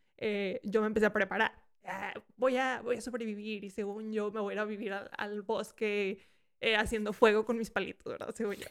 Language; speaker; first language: Spanish; early bilingual, heritage; Spanish